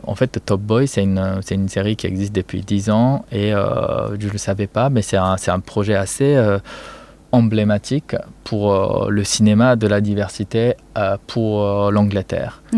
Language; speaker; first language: French; non-native, fluent; Japanese